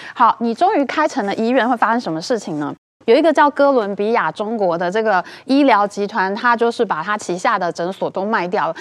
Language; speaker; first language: Chinese; native; Chinese